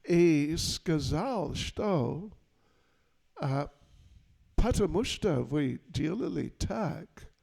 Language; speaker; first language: Russian; non-native, learner; English